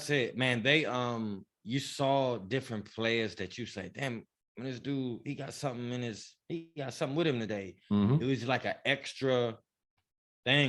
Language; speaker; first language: English; native; English